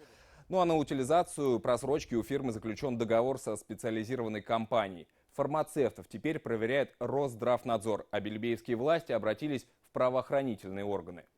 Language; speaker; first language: Russian; native; Russian